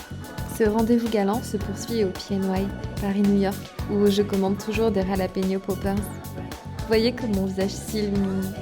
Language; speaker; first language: French; native; French